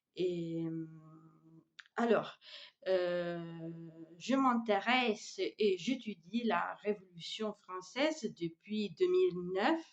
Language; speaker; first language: French; non-native, fluent; Italian